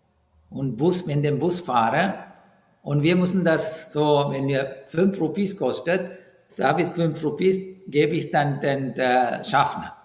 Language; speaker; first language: German; non-native, learner; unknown